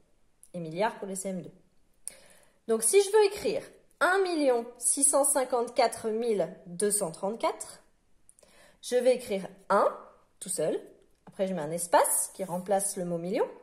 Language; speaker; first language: French; native; French